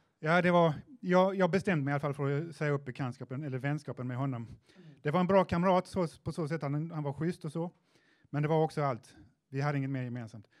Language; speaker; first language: Swedish; native; Swedish